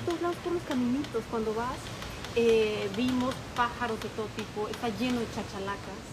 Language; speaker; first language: Spanish; early bilingual, other home language; Polish